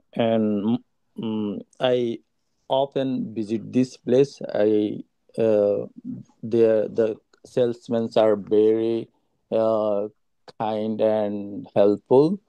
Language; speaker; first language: English; non-native, learner; Bangla